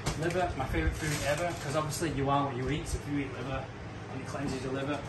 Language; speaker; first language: English; native; English